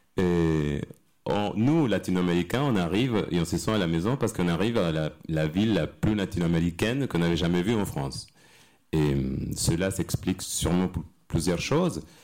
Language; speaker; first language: French; non-native, fluent; Spanish